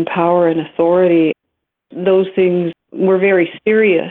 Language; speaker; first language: English; native; English